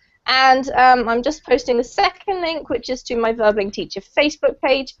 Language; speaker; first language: English; native; English